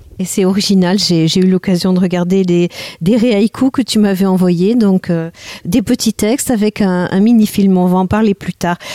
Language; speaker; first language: French; native; French